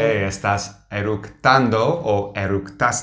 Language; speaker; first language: Spanish; non-native, fluent; English